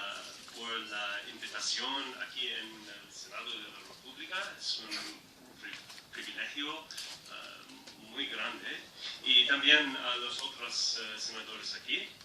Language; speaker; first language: Spanish; non-native, learner; English